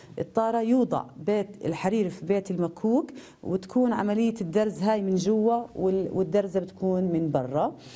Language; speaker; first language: Arabic; native; Arabic